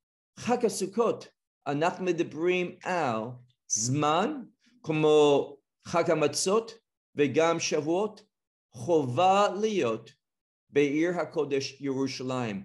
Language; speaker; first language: Hebrew; non-native, fluent; English